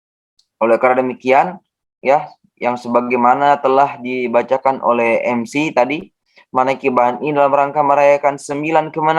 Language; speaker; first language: Indonesian; native; Indonesian